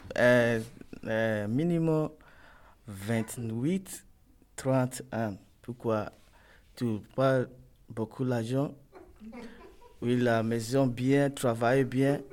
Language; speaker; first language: French; non-native, learner; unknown